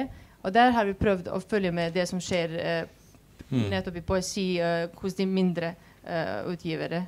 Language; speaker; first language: Swedish; non-native, fluent; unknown